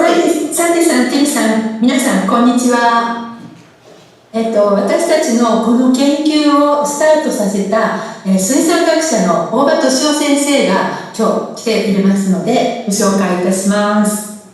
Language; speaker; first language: Japanese; native; Japanese